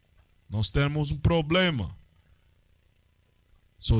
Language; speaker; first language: Portuguese; non-native, learner; Spanish